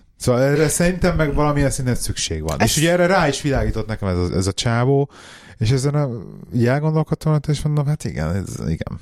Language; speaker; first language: Hungarian; native; Hungarian